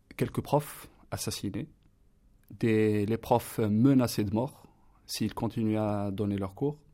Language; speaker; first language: French; non-native, local second language; Kabyle